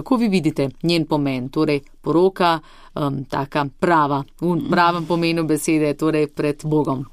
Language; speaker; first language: Slovenian; native; Slovenian